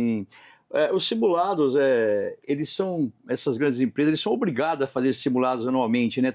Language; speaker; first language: Portuguese; native; Portuguese